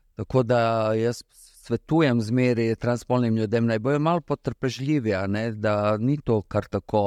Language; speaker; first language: Slovenian; early bilingual, other home language; Serbian